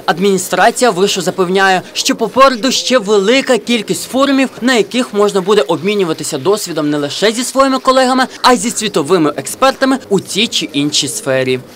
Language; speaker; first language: Ukrainian; native; Ukrainian